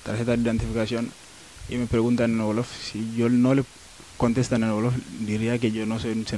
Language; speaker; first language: Spanish; non-native, learner; Wolof